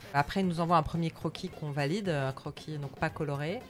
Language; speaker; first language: French; early bilingual, other home language; Arabic